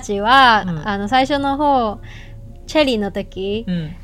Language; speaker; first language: Japanese; non-native, fluent; Cantonese